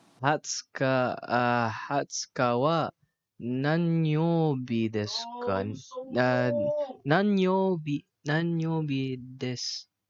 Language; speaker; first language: Japanese; non-native, learner; Malay